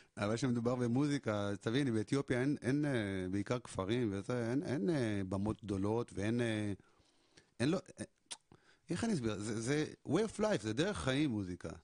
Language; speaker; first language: Hebrew; early bilingual, other home language; Amharic